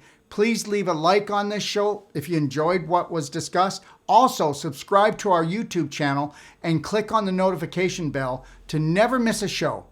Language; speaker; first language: English; native; English